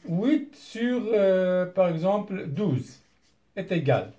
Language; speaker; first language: French; non-native, local second language; Arabic